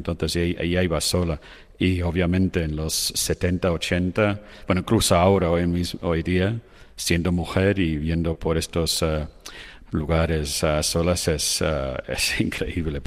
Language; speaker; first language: Spanish; non-native, fluent; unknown